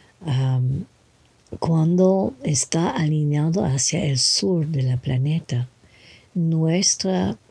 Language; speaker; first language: Spanish; non-native, learner; English